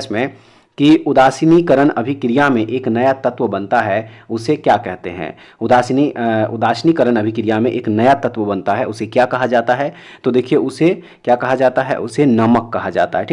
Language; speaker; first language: Hindi; native; Hindi